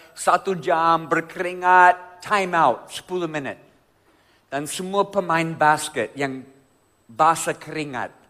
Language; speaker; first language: Indonesian; non-native, fluent; English